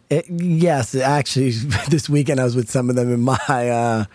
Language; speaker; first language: English; native; English